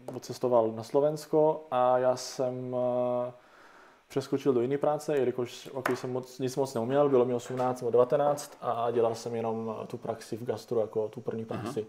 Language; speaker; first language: Czech; non-native, fluent; Italian